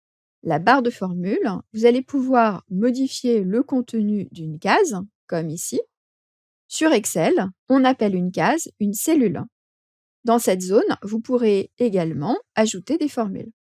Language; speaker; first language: French; native; French